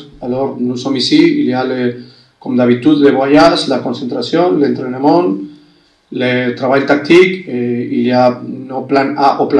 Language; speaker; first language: French; non-native, fluent; Spanish